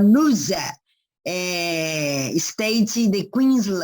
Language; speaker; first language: English; non-native, learner; Portuguese